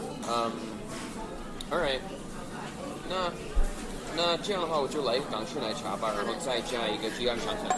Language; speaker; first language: Chinese; non-native, fluent; English